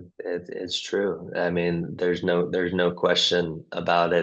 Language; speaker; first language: English; native; English